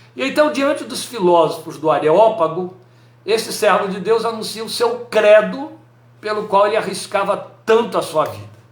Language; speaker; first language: Portuguese; native; Portuguese